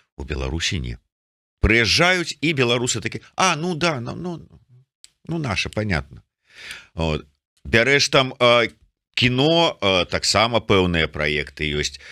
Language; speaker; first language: Belarusian; non-native, local second language; Russian